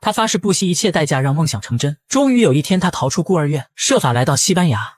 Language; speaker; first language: Chinese; native; Chinese